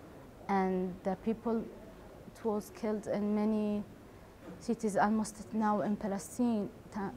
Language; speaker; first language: English; non-native, learner; Arabic